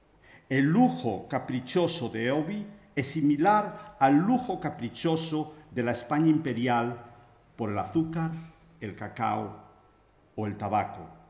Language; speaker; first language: Spanish; native; Spanish